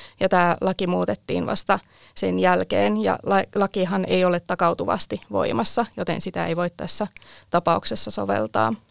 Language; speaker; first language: Finnish; native; Finnish